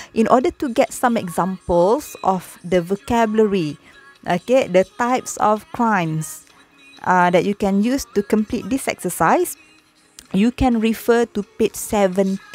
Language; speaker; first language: English; non-native, local second language; Malay